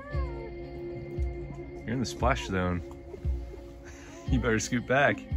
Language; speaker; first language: English; native; English